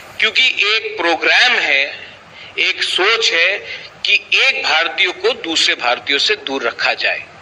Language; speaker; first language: Hindi; non-native, local second language; Kok Borok